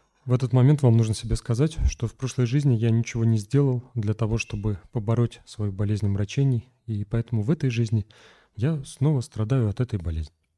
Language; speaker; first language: Russian; native; Russian